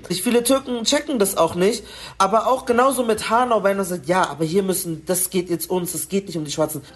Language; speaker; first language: German; early bilingual, other home language; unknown